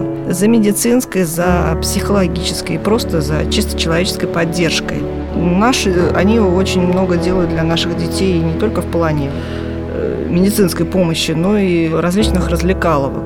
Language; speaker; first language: Russian; native; Russian